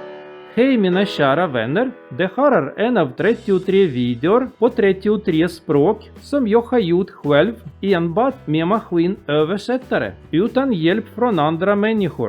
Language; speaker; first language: Swedish; non-native, learner; Russian